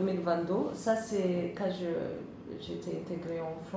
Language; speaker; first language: French; non-native, learner; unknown